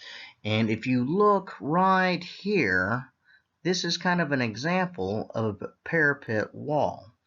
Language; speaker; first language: English; native; English